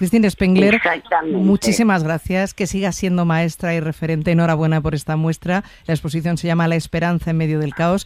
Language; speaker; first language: Spanish; native; Spanish